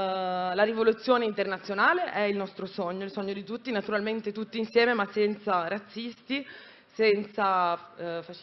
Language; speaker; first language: Italian; native; Italian